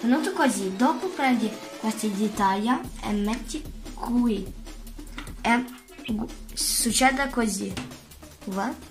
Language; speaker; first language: Italian; early bilingual, other home language; Russian